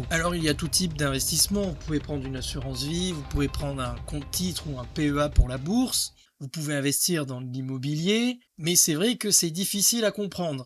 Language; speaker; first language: French; native; French